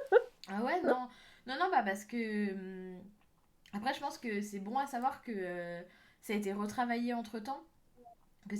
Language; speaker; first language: French; native; French